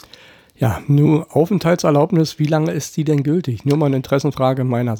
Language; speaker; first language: German; native; German